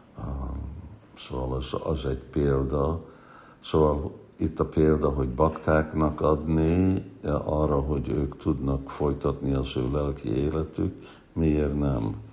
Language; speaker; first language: Hungarian; early bilingual, heritage; Hungarian